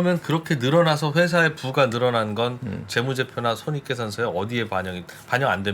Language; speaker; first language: Korean; native; Korean